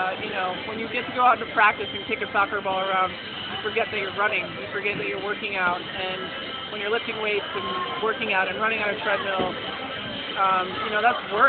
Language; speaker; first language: English; native; English